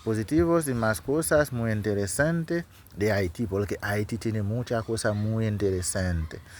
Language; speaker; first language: Spanish; non-native, learner; Haitian Creole